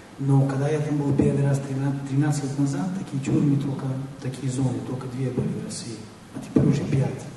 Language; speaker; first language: Russian; non-native, fluent; Italian